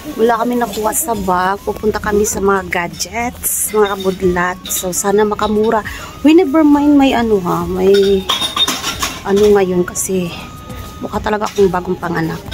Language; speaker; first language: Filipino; non-native, local second language; Cebuano